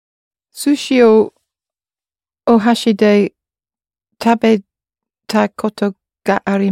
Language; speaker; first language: Japanese; non-native, learner; English